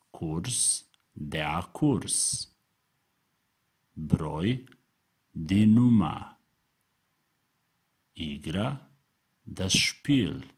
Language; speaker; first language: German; non-native, fluent; Serbian